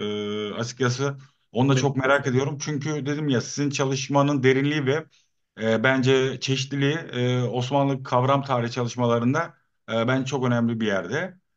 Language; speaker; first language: Turkish; native; Turkish